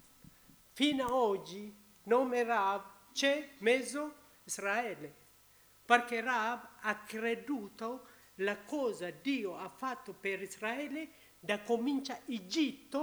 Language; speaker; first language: Italian; non-native, learner; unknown